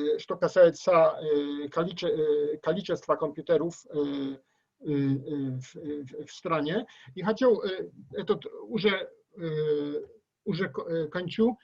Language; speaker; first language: Russian; non-native, learner; Polish